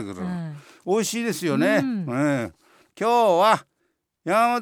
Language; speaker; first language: Japanese; native; Japanese